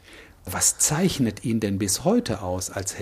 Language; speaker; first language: German; native; German